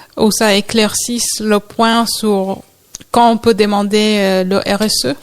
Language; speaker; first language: French; non-native, fluent; English